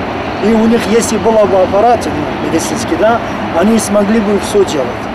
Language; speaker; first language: Ukrainian; non-native, learner; Turkish